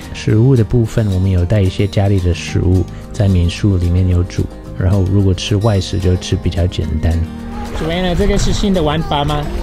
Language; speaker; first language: Chinese; non-native, fluent; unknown